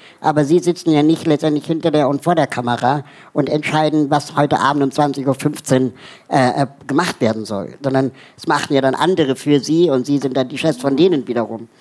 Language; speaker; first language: German; native; German